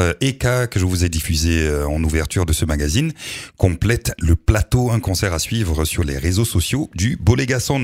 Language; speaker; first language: French; native; French